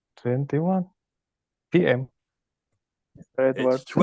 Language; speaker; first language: English; non-native, learner; Indonesian